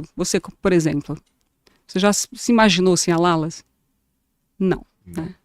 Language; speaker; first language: Portuguese; native; Portuguese